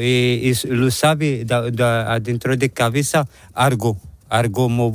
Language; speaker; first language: Spanish; non-native, learner; Arabic